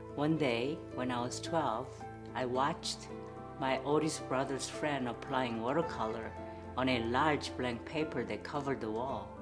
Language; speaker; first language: English; non-native, fluent; Korean